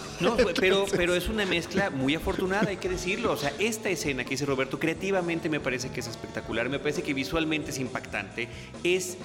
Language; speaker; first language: Spanish; native; Spanish